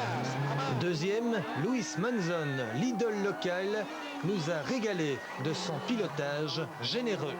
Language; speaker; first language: French; native; French